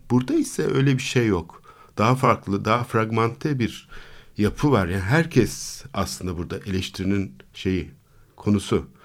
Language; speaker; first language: Turkish; native; Turkish